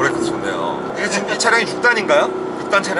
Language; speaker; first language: Korean; native; Korean